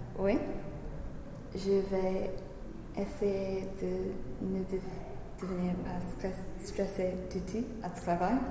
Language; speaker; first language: French; non-native, learner; English